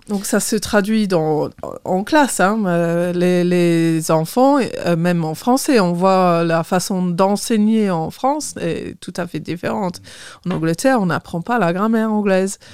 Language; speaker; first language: French; non-native, fluent; English